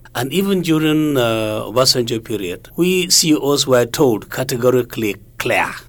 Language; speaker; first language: English; non-native, local second language; Hausa